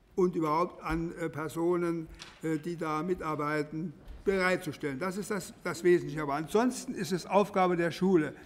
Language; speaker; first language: German; native; German